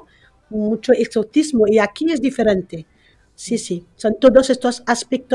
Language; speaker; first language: Spanish; non-native, fluent; French